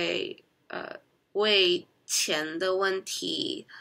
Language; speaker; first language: Chinese; non-native, learner; Korean